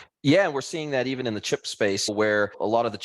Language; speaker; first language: English; native; English